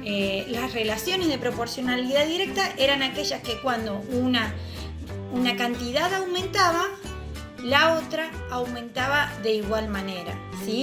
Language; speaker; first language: Spanish; native; Spanish